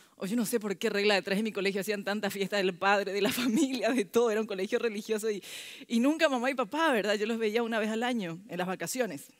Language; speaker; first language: Spanish; early bilingual, other home language; Korean